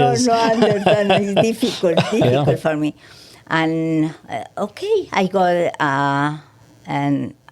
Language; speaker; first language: English; non-native, learner; Spanish